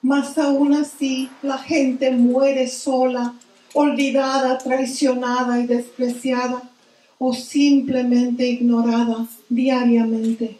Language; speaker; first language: Spanish; early bilingual, heritage; Spanish